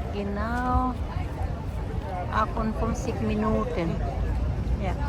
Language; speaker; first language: German; non-native, fluent; Filipino